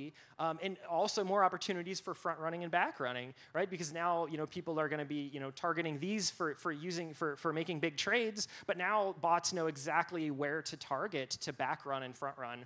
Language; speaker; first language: English; native; English